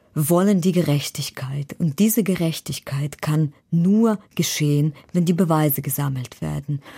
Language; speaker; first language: German; non-native, fluent; Ukrainian